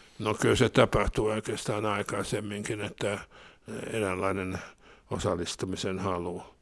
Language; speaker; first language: Finnish; non-native, local second language; Swedish